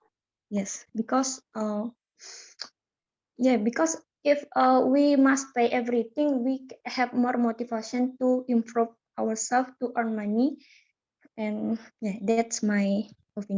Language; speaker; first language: English; non-native, learner; Indonesian